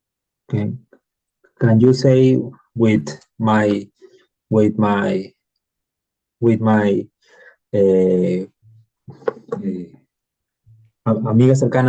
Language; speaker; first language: English; non-native, learner; Spanish